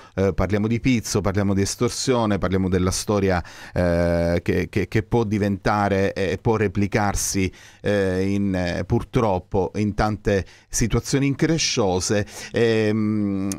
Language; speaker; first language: Italian; native; Italian